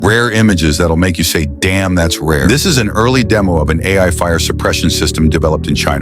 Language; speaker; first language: English; native; English